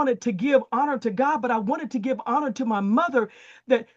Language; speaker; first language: English; native; English